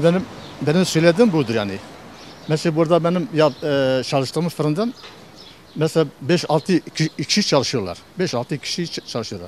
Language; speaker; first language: Turkish; non-native, local second language; Kurdish